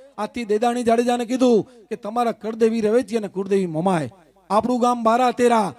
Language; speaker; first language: Gujarati; non-native, local second language; Kachhi